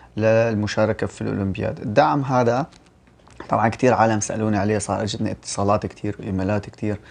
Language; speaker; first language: Arabic; native; Arabic